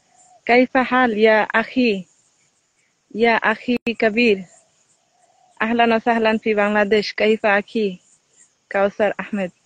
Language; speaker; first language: Arabic; non-native, learner; Bangla